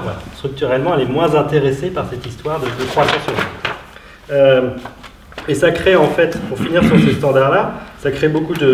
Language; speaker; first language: French; native; French